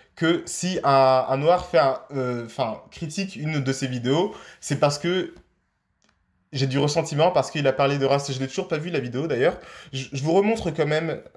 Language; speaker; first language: French; native; French